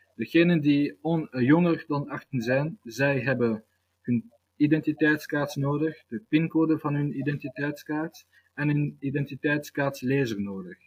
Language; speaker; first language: Dutch; early bilingual, other home language; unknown